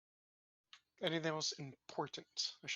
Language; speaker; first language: English; native; English